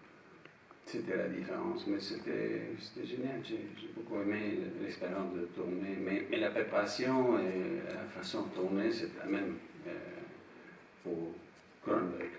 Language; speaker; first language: French; non-native, fluent; English